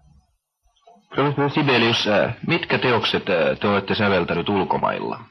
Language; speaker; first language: Finnish; native; Finnish